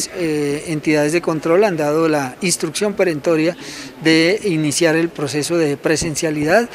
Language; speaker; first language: Spanish; native; Spanish